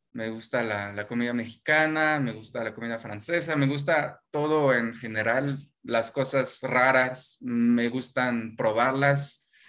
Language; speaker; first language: Spanish; non-native, fluent; French